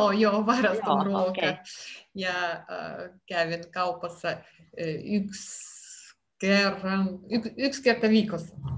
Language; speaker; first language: Finnish; non-native, learner; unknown